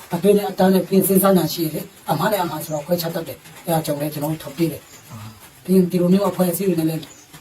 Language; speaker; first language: Burmese; non-native, local second language; Tedim Chin